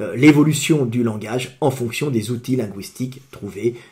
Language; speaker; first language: French; native; French